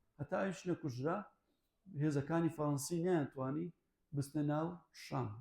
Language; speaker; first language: Central Kurdish; non-native, local second language; Kurdish